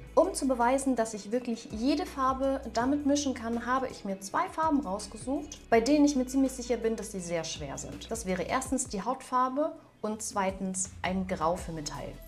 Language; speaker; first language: German; native; German